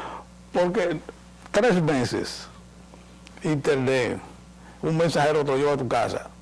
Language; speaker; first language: Spanish; native; Spanish